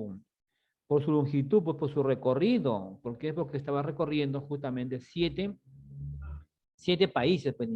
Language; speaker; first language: Spanish; native; Spanish